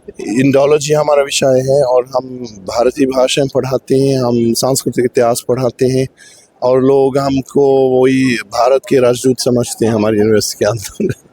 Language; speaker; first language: Hindi; non-native, fluent; Swedish